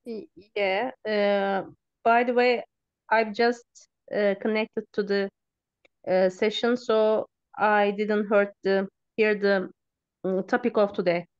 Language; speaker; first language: English; non-native, learner; Turkish